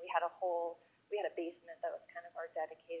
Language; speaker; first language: English; native; English